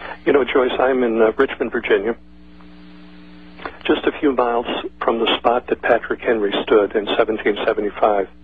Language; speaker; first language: English; native; English